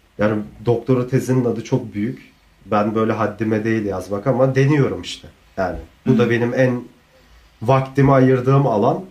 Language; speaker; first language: Turkish; native; Turkish